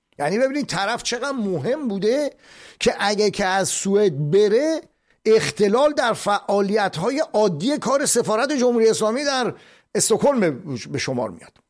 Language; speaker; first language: Persian; native; Persian